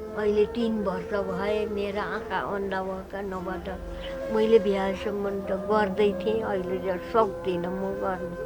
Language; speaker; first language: Nepali; native; Nepali